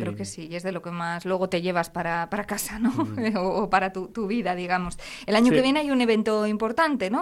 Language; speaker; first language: Spanish; native; Spanish